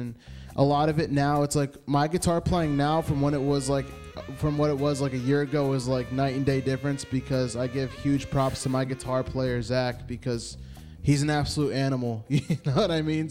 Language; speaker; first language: English; native; English